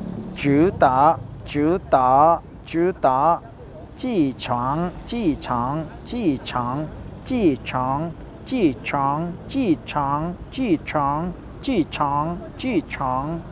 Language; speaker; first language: Chinese; non-native, learner; Korean